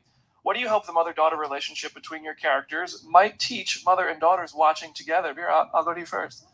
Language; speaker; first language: English; native; English